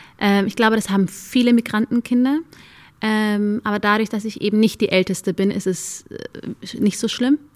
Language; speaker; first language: German; early bilingual, other home language; Amharic